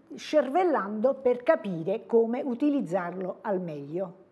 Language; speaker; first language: Italian; native; Italian